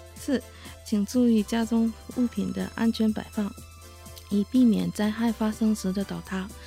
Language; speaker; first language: Chinese; native; Chinese